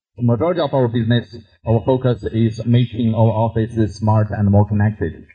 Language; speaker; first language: English; non-native, fluent; Chinese